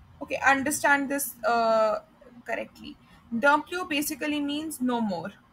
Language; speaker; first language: English; non-native, local second language; Hindi